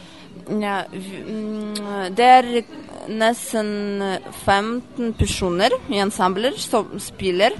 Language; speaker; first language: Norwegian; non-native, learner; Russian